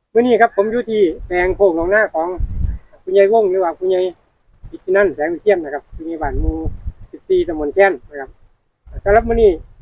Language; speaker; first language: Thai; non-native, local second language; Northeastern Thai